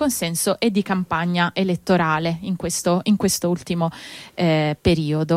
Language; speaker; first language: Italian; native; Italian